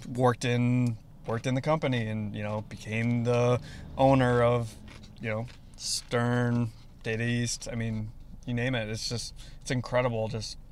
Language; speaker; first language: English; native; English